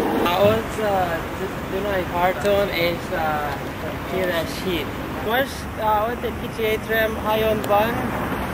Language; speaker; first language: Hungarian; non-native, learner; English